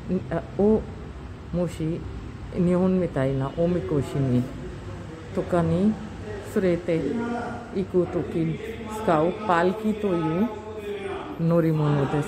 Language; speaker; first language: Japanese; non-native, learner; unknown